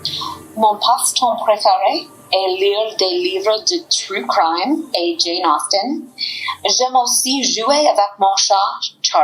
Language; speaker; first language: French; non-native, learner; English